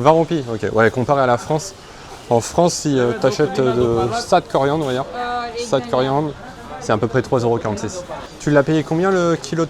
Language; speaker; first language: French; native; French